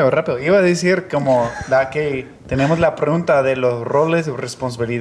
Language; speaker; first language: Spanish; non-native, fluent; English